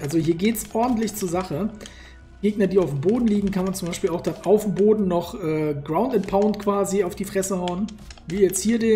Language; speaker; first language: German; native; German